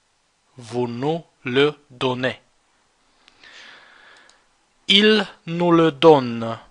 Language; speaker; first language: French; non-native, fluent; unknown